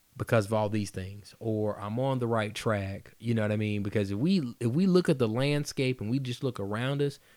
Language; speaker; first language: English; native; English